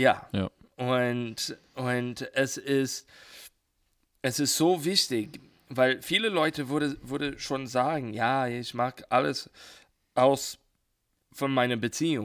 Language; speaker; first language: German; non-native, learner; English